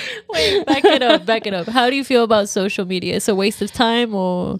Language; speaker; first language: English; early bilingual, other home language; Spanish